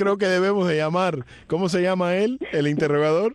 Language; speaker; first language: Spanish; early bilingual, heritage; Spanish